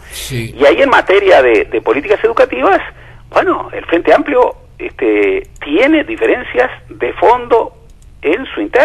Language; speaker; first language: Spanish; native; Spanish